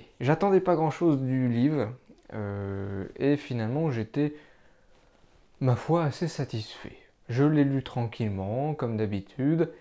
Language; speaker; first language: French; native; French